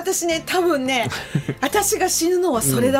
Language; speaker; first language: Japanese; native; Japanese